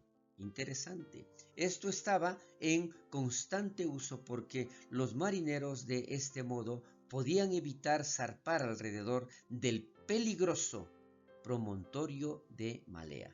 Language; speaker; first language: Spanish; native; Spanish